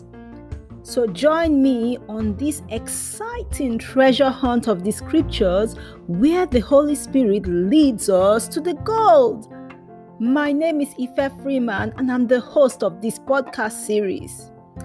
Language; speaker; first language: English; non-native, local second language; Yoruba